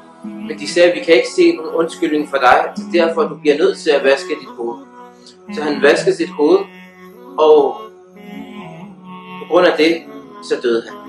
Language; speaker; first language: Danish; early bilingual, other home language; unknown